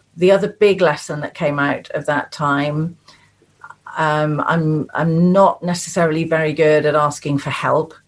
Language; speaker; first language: English; native; English